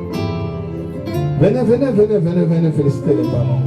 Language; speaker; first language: French; non-native, local second language; Lingala